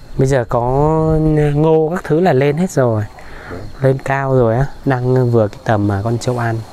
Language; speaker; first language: Vietnamese; non-native, local second language; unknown